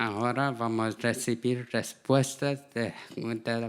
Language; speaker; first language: Spanish; non-native, learner; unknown